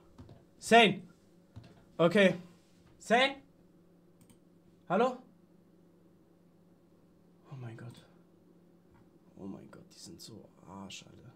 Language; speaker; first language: German; native; German